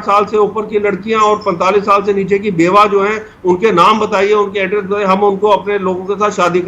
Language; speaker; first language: Hindi; native; Hindi